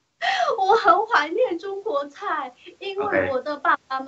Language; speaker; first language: Chinese; early bilingual, heritage; Chinese